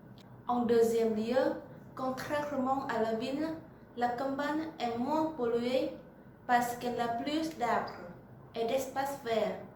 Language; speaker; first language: French; non-native, learner; Vietnamese